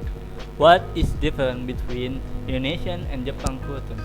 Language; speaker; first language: English; non-native, learner; Indonesian